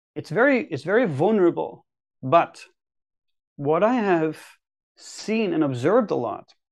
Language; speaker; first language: English; non-native, fluent; Dutch